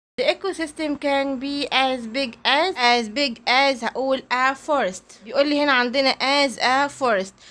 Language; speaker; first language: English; non-native, fluent; Arabic